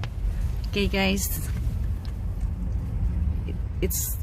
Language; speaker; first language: English; non-native, local second language; Filipino